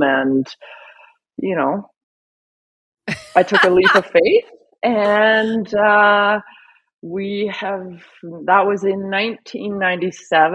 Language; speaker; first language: English; native; English